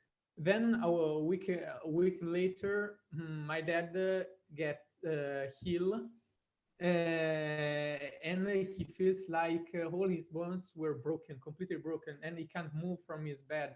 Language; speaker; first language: English; non-native, fluent; Italian